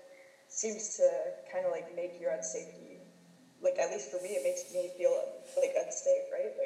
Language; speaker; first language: English; native; English